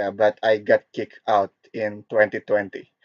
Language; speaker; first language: English; non-native, learner; Korean